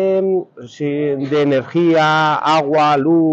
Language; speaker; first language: Spanish; native; Spanish